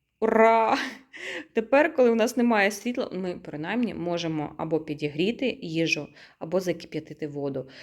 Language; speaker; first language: Ukrainian; native; Ukrainian